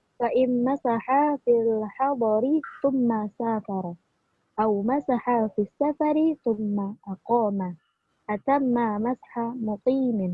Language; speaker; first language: Arabic; non-native, learner; Indonesian